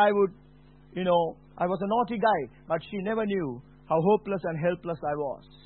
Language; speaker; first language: English; non-native, local second language; Sinhala